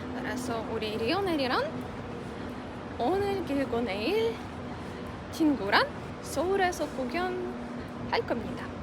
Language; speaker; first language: Korean; non-native, learner; Ukrainian